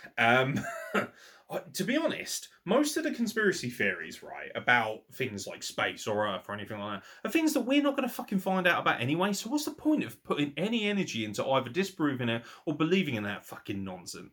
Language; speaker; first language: English; native; English